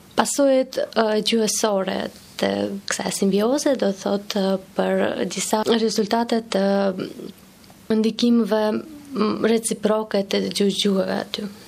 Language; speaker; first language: Albanian; non-native, fluent; Russian